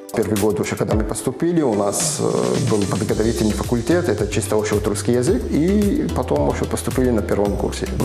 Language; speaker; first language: Russian; non-native, fluent; Arabic